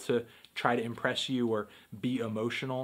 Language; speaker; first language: English; native; English